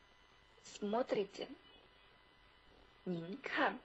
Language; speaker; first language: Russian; non-native, fluent; Chinese